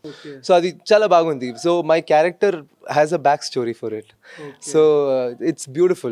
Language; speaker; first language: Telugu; non-native, local second language; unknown